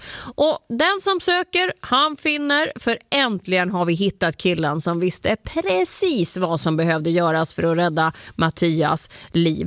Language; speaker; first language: Swedish; native; Swedish